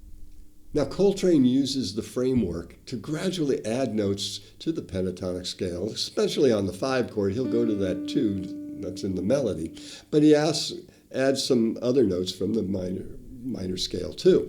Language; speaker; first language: English; native; English